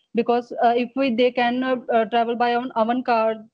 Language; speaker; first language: English; non-native, local second language; Punjabi